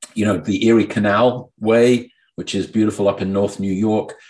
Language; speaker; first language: English; native; English